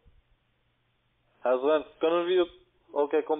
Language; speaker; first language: German; non-native, learner; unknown